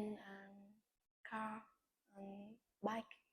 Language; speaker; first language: English; non-native, learner; Vietnamese